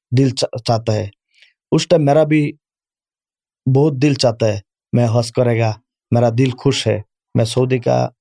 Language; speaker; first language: Urdu; non-native, learner; Bangla